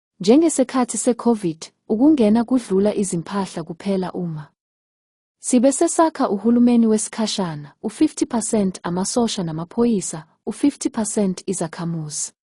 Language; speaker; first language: Zulu; native; Zulu